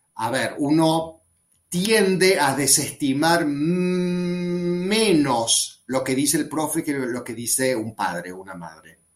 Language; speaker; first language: Spanish; native; Spanish